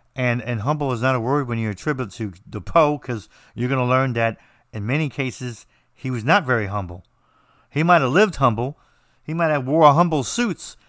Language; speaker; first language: English; native; English